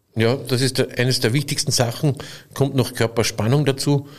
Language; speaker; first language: German; native; German